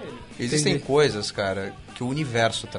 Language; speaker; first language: Portuguese; native; Portuguese